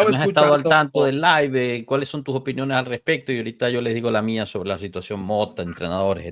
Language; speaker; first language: Spanish; native; Spanish